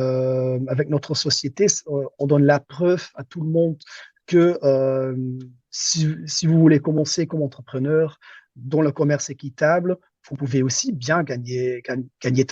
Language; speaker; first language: French; non-native, local second language; Dutch